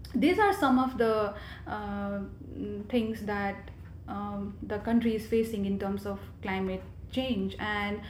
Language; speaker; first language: English; non-native, local second language; Nepali